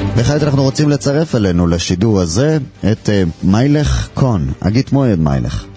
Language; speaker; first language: Hebrew; native; Hebrew